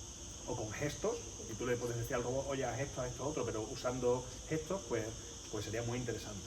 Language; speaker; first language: Spanish; native; Spanish